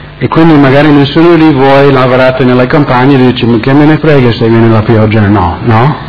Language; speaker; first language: Italian; non-native, fluent; English